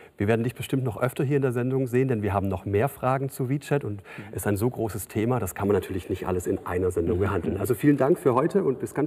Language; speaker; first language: German; native; German